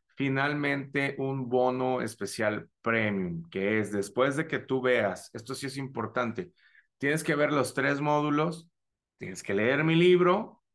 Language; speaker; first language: Spanish; native; Spanish